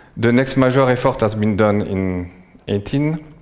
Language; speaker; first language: English; non-native, fluent; French